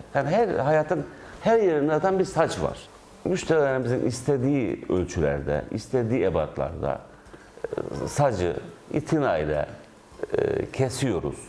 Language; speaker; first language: Turkish; native; Turkish